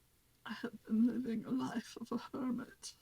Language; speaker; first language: English; native; English